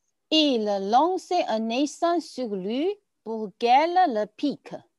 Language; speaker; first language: French; native; French